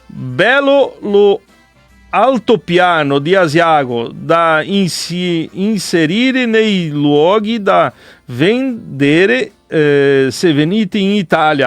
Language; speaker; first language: Italian; early bilingual, heritage; Portuguese